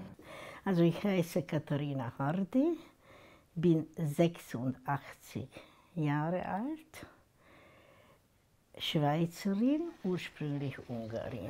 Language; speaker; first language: German; non-native, fluent; Hungarian